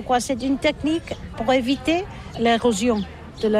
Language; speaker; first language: French; non-native, learner; Catalan